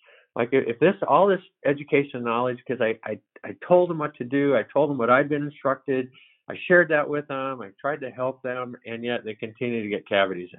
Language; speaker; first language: English; native; English